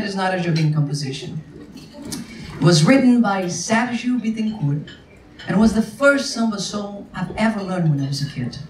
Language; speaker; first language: English; non-native, fluent; Portuguese